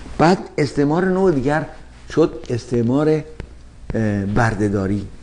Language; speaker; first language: Persian; native; Persian